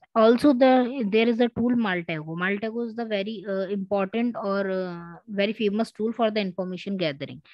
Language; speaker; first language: English; non-native, local second language; Hindi